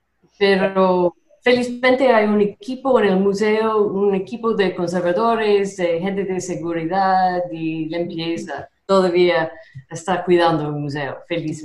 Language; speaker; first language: Spanish; non-native, fluent; English